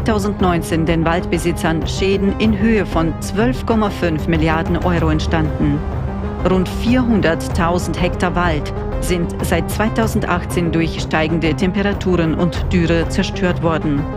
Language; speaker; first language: German; native; German